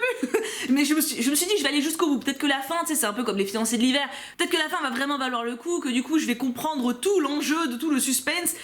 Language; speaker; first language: French; native; French